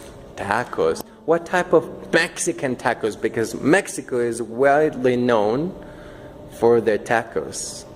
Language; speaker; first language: English; non-native, fluent; Spanish